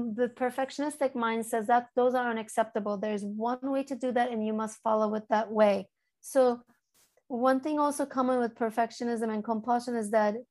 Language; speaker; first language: English; early bilingual, other home language; Turkish